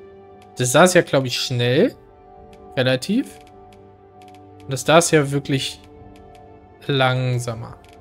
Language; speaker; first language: German; native; German